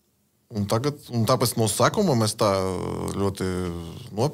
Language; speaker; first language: Latvian; non-native, learner; Russian